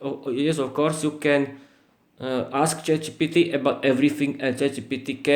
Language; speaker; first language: English; non-native, learner; Slovak